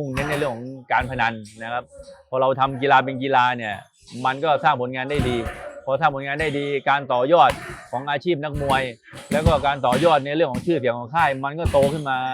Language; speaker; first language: Thai; native; Thai